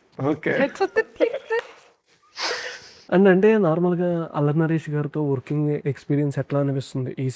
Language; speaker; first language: Telugu; native; Telugu